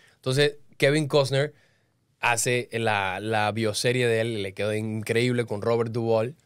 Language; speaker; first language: Spanish; native; Spanish